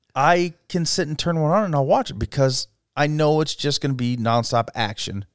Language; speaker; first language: English; native; English